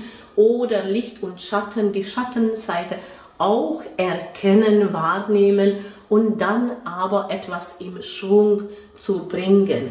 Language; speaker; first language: German; non-native, fluent; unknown